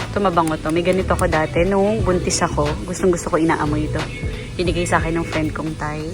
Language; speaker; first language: Filipino; native; Filipino